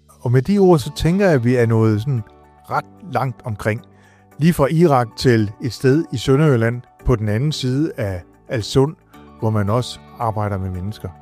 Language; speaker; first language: Danish; native; Danish